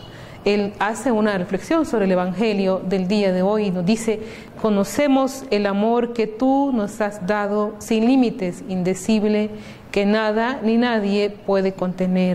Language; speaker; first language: Spanish; native; Spanish